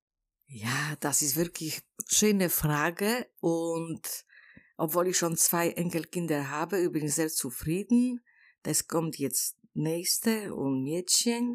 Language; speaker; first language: German; non-native, learner; Polish